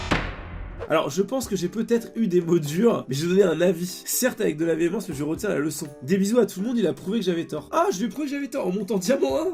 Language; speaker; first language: French; native; French